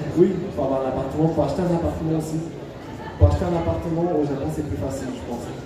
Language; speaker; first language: French; non-native, fluent; Japanese